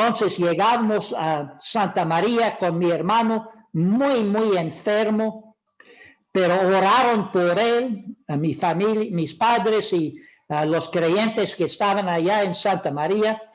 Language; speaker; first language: Spanish; non-native, fluent; English